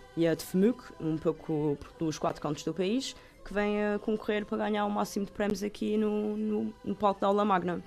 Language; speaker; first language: Portuguese; native; Portuguese